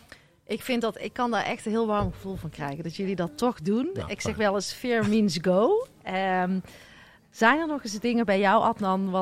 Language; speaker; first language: Dutch; native; Dutch